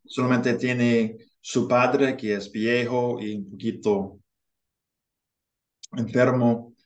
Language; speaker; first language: Spanish; non-native, learner; English